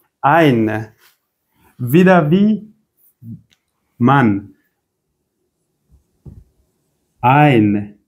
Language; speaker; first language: German; non-native, fluent; Persian